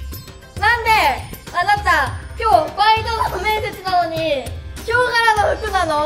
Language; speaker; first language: Japanese; native; Japanese